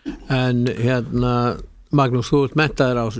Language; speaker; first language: Icelandic; native; Icelandic